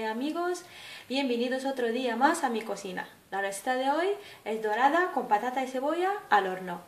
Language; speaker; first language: Spanish; non-native, fluent; Arabic